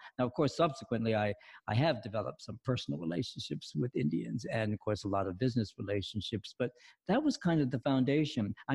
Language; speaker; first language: English; native; English